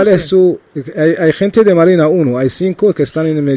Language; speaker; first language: Spanish; non-native, learner; Arabic